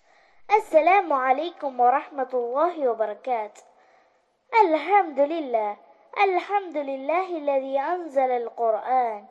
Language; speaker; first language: Arabic; non-native, learner; Malayalam